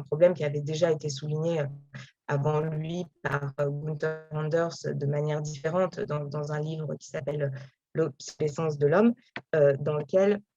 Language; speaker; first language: French; native; French